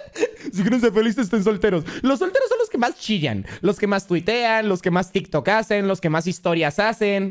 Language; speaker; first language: Spanish; native; Spanish